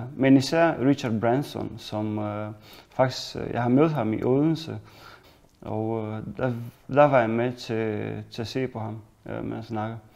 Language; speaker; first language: Danish; non-native, fluent; Romanian